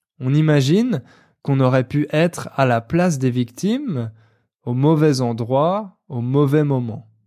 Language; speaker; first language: French; native; French